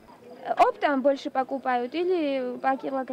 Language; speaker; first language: Russian; non-native, fluent; Georgian